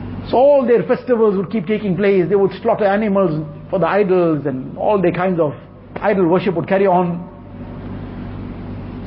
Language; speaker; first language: English; native; English